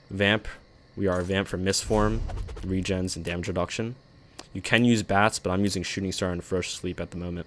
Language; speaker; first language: English; native; English